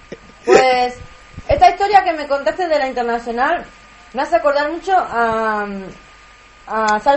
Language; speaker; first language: Spanish; native; Spanish